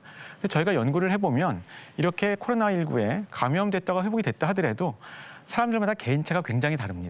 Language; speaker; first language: Korean; native; Korean